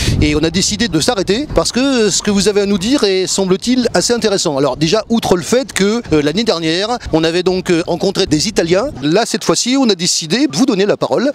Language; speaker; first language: French; native; French